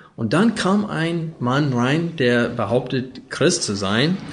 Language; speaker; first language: German; non-native, fluent; English